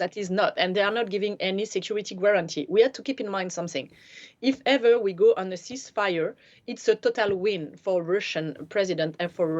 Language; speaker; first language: English; non-native, fluent; French